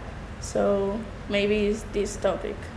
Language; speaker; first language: English; non-native, learner; Spanish